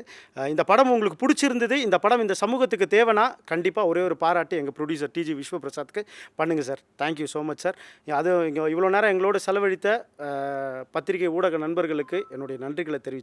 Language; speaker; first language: Tamil; native; Tamil